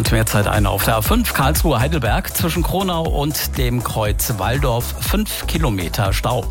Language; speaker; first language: German; native; German